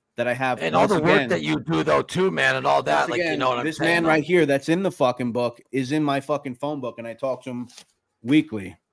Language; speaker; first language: English; native; English